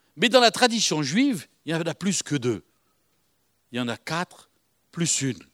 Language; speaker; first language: French; native; French